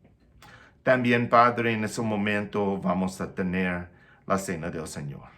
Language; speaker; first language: Spanish; non-native, fluent; English